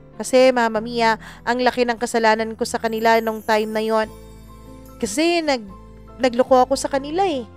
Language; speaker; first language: Filipino; non-native, local second language; Cebuano